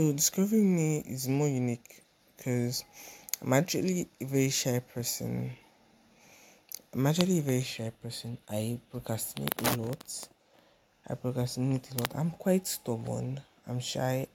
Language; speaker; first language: English; non-native, local second language; Yoruba